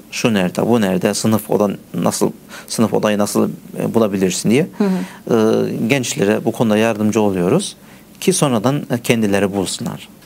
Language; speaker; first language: Turkish; early bilingual, heritage; Turkish